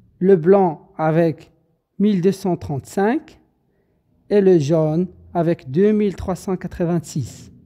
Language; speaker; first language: French; non-native, local second language; Arabic